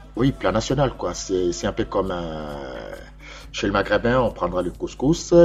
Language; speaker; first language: French; non-native, local second language; Lingala